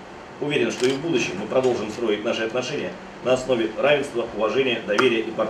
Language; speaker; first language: Russian; native; Russian